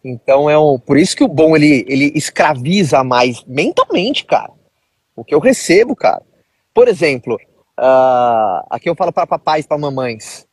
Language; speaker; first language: Portuguese; native; Portuguese